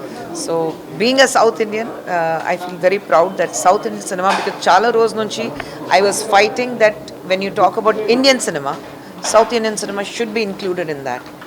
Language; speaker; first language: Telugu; non-native, learner; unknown